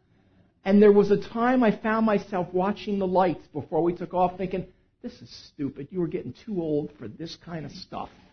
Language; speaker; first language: English; native; English